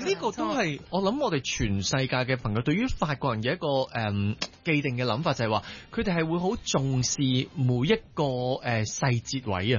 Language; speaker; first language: Cantonese; native; Cantonese